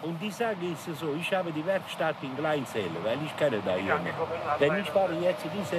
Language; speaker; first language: German; non-native, learner; Italian